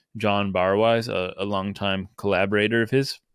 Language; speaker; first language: English; native; English